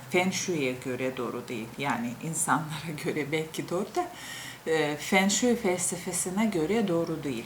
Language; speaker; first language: Turkish; non-native, fluent; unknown